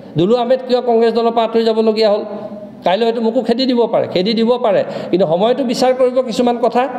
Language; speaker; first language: Assamese; non-native, local second language; Mising